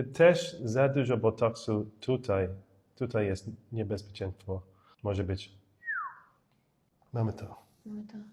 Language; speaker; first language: Polish; non-native, learner; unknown